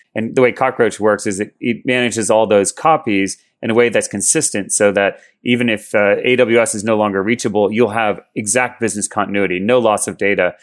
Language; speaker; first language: English; native; English